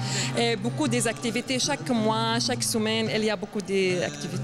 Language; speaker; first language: French; non-native, learner; Arabic